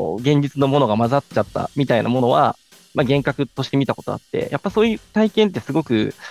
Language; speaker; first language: Japanese; native; Japanese